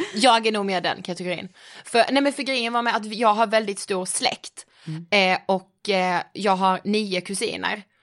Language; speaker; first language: Swedish; native; Swedish